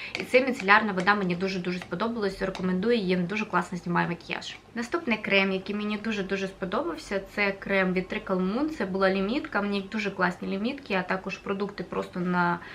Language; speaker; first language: Ukrainian; native; Ukrainian